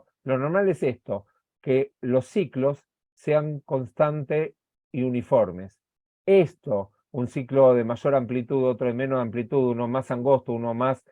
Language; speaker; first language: Spanish; native; Spanish